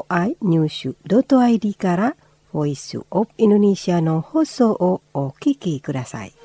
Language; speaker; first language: Japanese; non-native, fluent; Indonesian